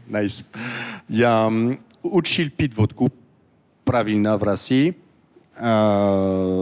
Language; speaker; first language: Russian; non-native, learner; French